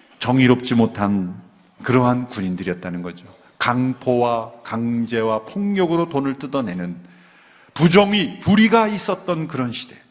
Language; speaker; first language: Korean; native; Korean